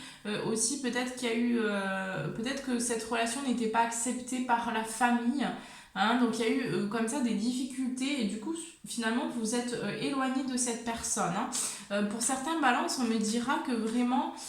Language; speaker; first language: French; native; French